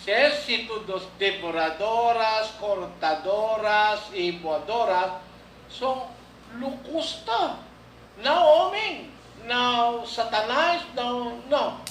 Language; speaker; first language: Portuguese; non-native, learner; Filipino